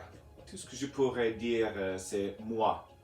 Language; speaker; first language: French; non-native, fluent; English